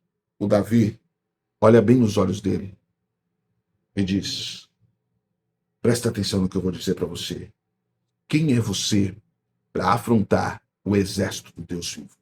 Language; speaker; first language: Portuguese; native; Portuguese